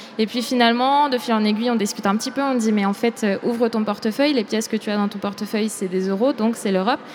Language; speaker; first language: French; native; French